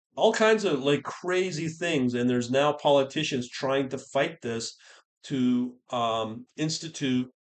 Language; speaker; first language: English; native; English